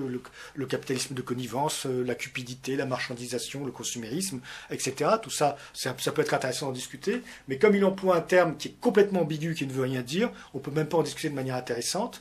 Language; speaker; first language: French; native; French